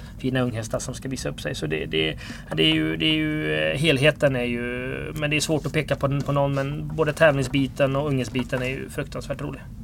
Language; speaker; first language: Swedish; early bilingual, other home language; Bosnian